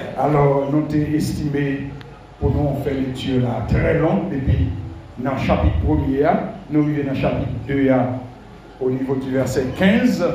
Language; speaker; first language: French; non-native, local second language; Haitian Creole